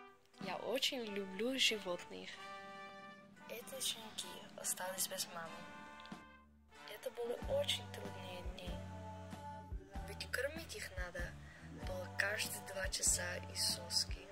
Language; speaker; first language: Russian; non-native, fluent; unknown